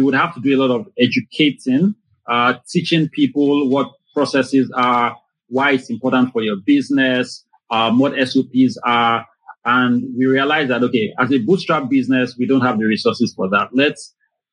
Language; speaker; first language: English; non-native, local second language; Yoruba